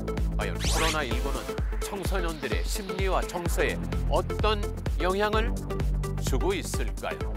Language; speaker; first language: Korean; native; Korean